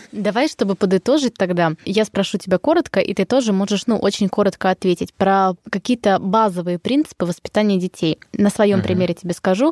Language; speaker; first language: Russian; native; Russian